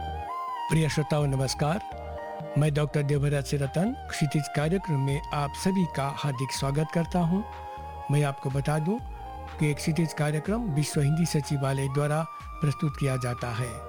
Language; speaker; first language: Hindi; native; Hindi